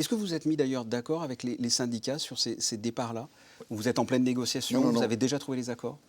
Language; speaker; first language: French; native; French